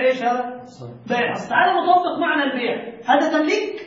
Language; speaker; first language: Arabic; native; Arabic